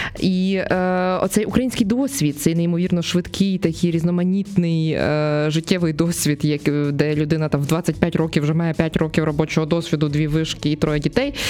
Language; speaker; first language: Ukrainian; native; Ukrainian